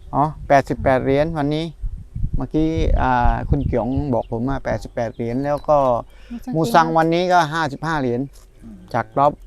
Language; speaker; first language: Thai; non-native, fluent; Malay